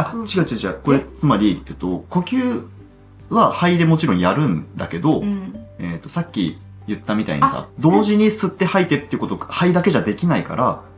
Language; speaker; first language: Japanese; native; Japanese